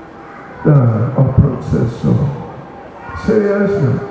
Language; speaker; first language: Russian; non-native, learner; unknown